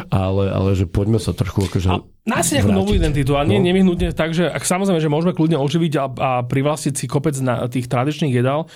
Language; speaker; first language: Slovak; native; Slovak